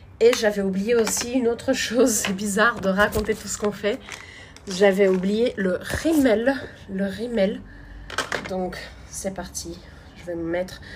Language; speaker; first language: French; non-native, fluent; Portuguese